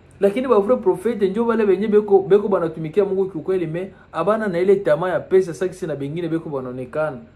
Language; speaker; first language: Swahili; native; Swahili